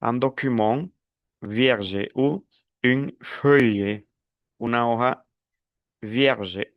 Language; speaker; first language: French; non-native, fluent; Spanish